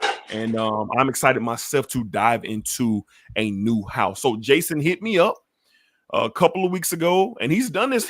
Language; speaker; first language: English; native; English